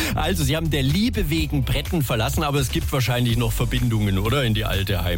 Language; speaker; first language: German; native; German